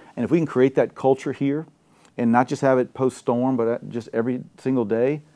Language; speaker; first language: English; native; English